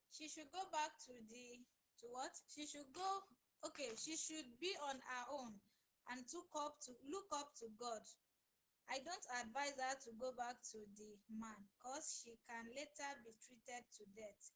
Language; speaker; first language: English; non-native, local second language; Yoruba